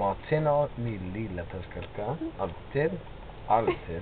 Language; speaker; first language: Swedish; non-native, learner; English